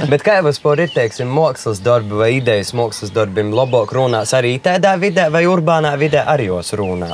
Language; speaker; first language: Latvian; native; Latvian